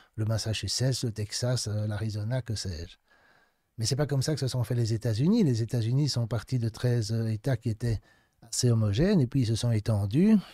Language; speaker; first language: French; native; French